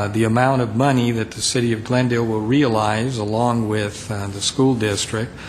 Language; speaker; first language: English; native; English